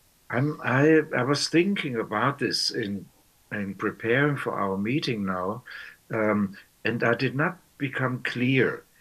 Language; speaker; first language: English; non-native, fluent; German